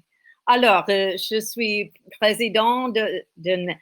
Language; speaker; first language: French; non-native, learner; English